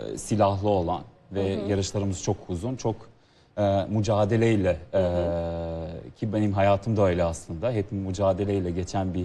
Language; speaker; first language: Turkish; non-native, learner; Serbian